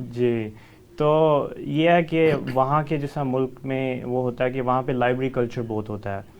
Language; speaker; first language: Urdu; early bilingual, heritage; Urdu